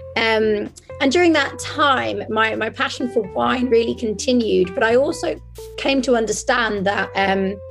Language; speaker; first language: English; early bilingual, other home language; French